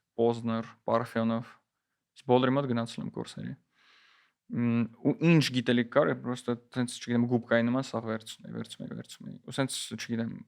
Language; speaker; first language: Armenian; native; Armenian